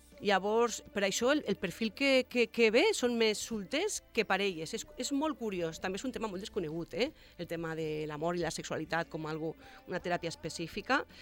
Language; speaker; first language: Catalan; non-native, local second language; Spanish